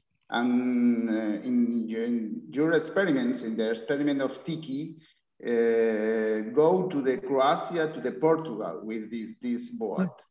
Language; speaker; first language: English; non-native, learner; Spanish